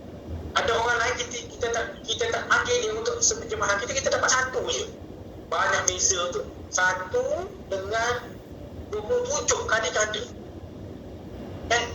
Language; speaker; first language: Malay; native; Malay